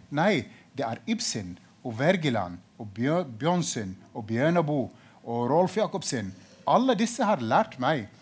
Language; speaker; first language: Norwegian; non-native, fluent; Arabic